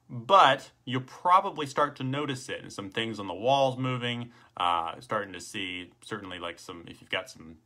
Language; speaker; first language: English; native; English